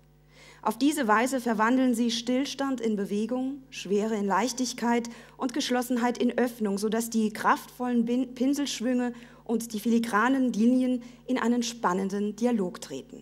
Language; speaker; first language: German; native; German